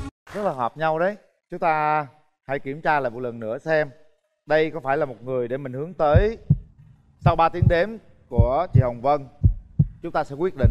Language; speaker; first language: Vietnamese; native; Vietnamese